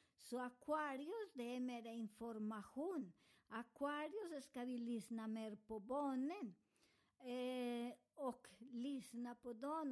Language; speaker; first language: Swedish; non-native, learner; Spanish